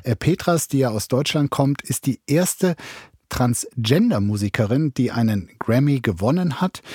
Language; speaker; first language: German; native; German